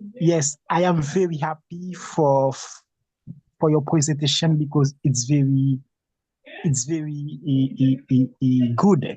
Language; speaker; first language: English; non-native, learner; Haitian Creole